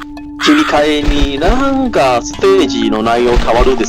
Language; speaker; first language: Japanese; non-native, learner; Chinese